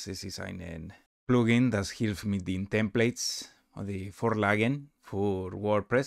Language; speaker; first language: German; non-native, learner; Spanish